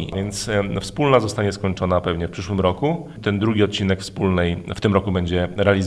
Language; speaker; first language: Polish; native; Polish